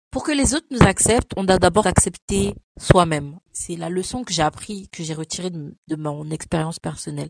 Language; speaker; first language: French; early bilingual, other home language; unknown